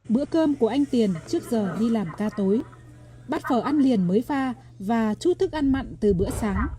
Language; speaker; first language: Vietnamese; native; Vietnamese